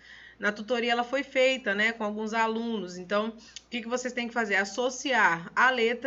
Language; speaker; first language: Portuguese; native; Portuguese